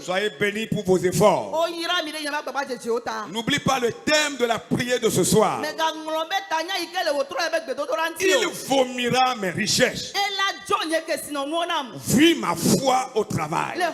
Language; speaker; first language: French; non-native, local second language; Ewe